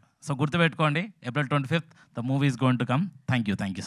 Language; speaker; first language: Telugu; native; Telugu